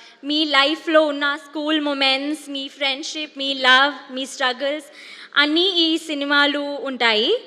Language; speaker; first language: Telugu; non-native, learner; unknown